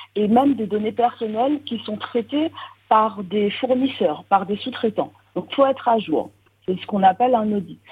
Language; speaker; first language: French; native; French